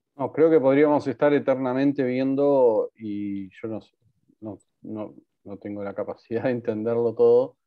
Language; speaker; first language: Spanish; native; Spanish